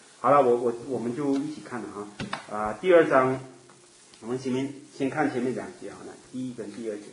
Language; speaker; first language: Chinese; native; Chinese